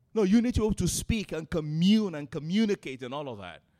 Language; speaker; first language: English; non-native, local second language; Yoruba